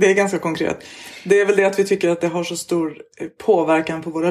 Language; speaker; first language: Swedish; native; Swedish